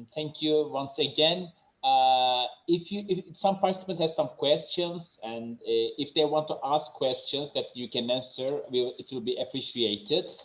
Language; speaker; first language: English; non-native, fluent; Turkish